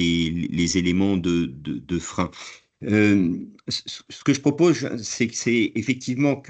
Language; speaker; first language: French; native; French